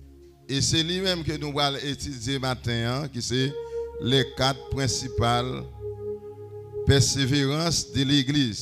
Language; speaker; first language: French; non-native, learner; Haitian Creole